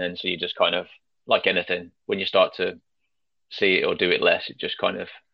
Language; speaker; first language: English; native; English